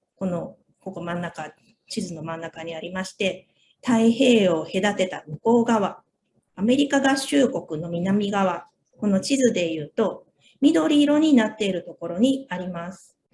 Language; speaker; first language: Japanese; non-native, fluent; Spanish